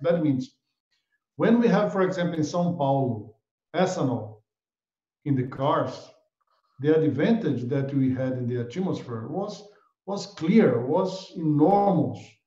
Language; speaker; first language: English; non-native, fluent; Portuguese